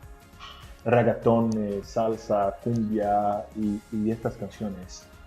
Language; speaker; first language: Spanish; non-native, fluent; Portuguese